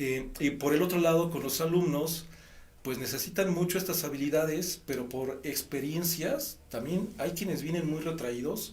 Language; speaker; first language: Spanish; native; Spanish